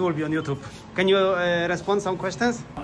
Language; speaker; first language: English; non-native, learner; Polish